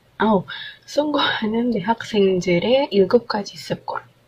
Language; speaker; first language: Korean; non-native, learner; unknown